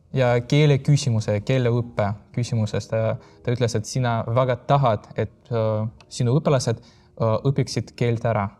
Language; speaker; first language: Estonian; non-native, local second language; Russian